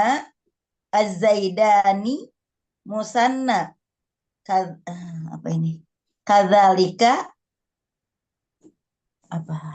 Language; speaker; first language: Arabic; non-native, learner; Indonesian